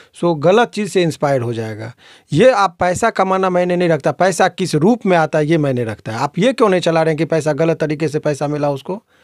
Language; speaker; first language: Hindi; native; Hindi